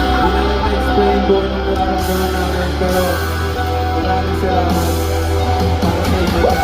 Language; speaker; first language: Filipino; native; Filipino